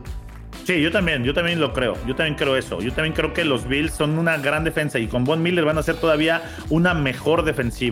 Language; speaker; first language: Spanish; native; Spanish